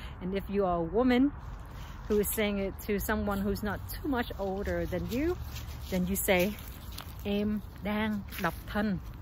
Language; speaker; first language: English; non-native, fluent; Vietnamese